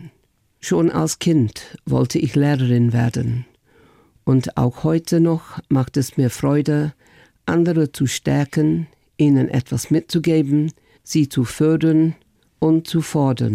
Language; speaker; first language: German; non-native, fluent; English